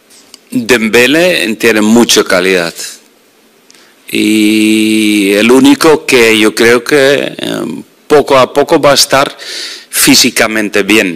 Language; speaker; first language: Spanish; non-native, fluent; Dutch